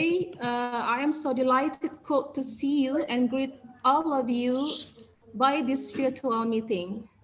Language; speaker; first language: English; non-native, learner; Indonesian